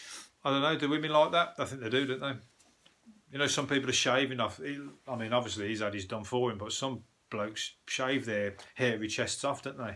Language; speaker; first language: English; native; English